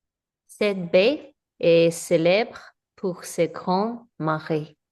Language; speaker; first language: French; non-native, learner; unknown